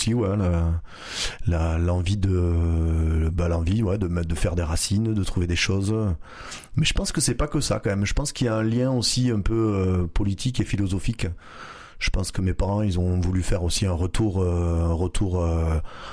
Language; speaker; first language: French; non-native, local second language; Dutch